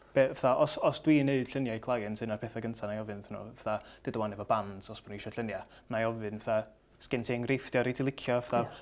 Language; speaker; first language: Welsh; native; Welsh